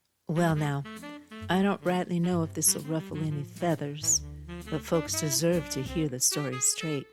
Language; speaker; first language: English; native; English